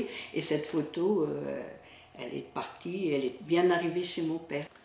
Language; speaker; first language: French; native; French